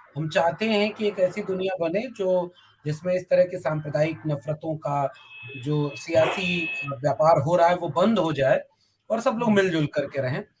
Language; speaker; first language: Hindi; non-native, local second language; Bhojpuri